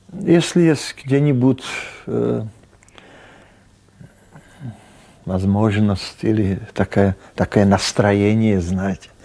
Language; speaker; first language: Russian; non-native, learner; Czech